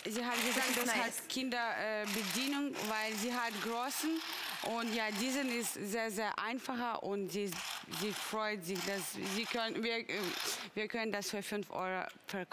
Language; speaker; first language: German; non-native, learner; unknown